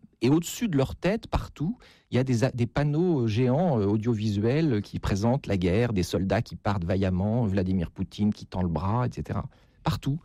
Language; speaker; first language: French; native; French